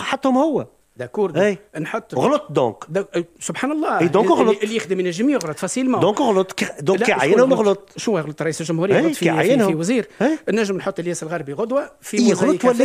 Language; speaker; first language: Arabic; native; Arabic